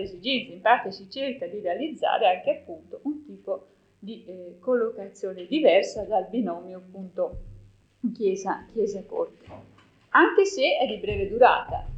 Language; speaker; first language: Italian; native; Italian